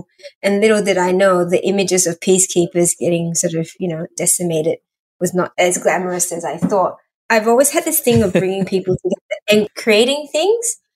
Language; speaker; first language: English; native; English